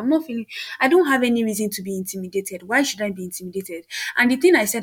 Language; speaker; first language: English; non-native, local second language; Yoruba